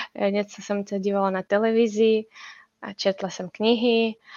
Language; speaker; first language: Czech; non-native, fluent; Ukrainian